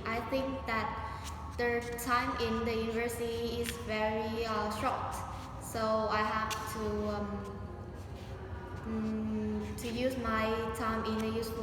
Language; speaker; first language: English; non-native, learner; Vietnamese